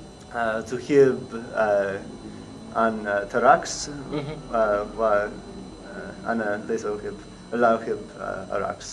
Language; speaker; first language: Arabic; non-native, learner; English